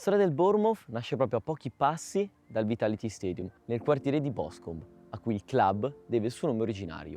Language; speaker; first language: Italian; native; Italian